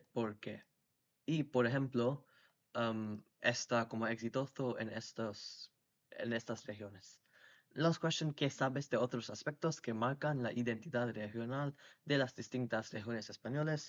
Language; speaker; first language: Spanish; non-native, learner; English